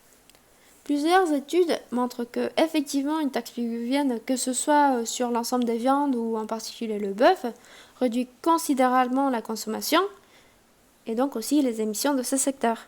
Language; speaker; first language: French; non-native, fluent; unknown